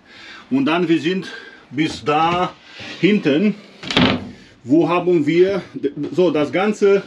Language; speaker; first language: German; non-native, learner; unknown